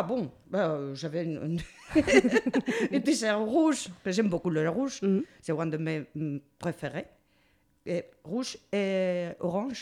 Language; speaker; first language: French; non-native, learner; Spanish